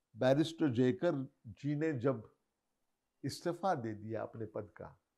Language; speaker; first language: Hindi; non-native, local second language; Marathi